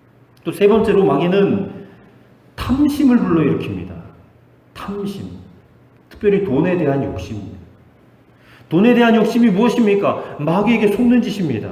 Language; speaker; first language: Korean; native; Korean